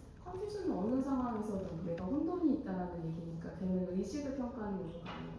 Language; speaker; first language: Korean; native; Korean